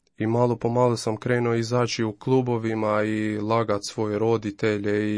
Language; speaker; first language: Croatian; non-native, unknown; Albanian